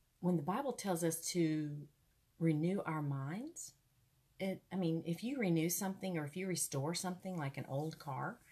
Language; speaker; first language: English; native; English